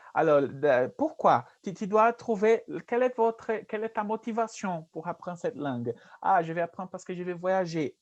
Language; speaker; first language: French; non-native, fluent; Portuguese